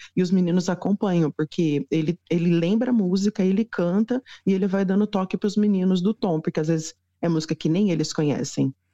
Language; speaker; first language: Portuguese; native; Portuguese